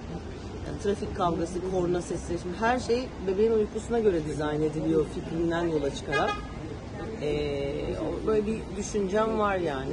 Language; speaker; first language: Turkish; native; Turkish